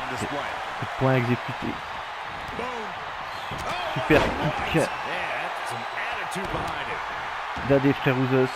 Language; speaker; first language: French; native; French